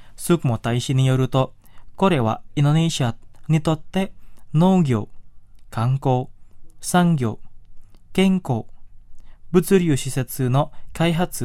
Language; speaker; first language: Japanese; non-native, fluent; Indonesian